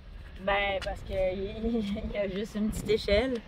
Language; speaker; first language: French; native; French